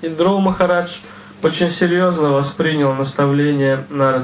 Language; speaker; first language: Russian; native; Russian